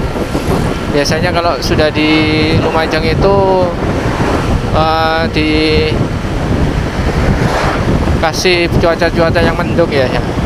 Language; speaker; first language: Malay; non-native, local second language; Javanese